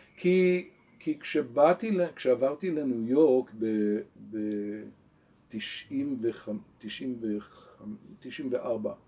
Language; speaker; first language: Hebrew; non-native, local second language; English